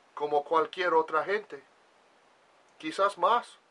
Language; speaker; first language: Spanish; non-native, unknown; English